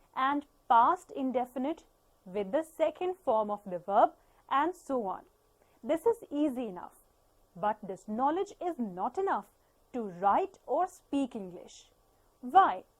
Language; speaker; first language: English; non-native, local second language; Punjabi